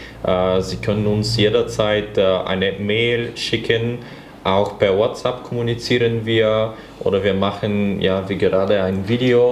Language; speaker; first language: German; non-native, fluent; Bulgarian